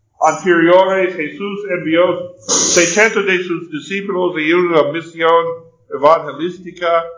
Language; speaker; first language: Spanish; non-native, fluent; English